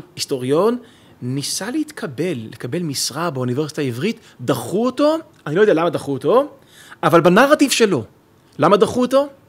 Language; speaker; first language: Hebrew; native; Hebrew